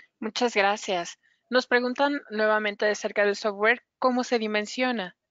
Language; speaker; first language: Spanish; native; Spanish